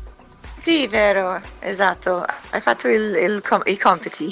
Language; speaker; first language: Italian; early bilingual, heritage; English